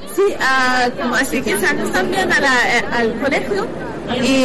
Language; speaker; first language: Spanish; non-native, learner; French